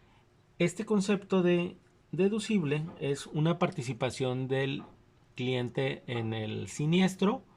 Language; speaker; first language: Spanish; native; Spanish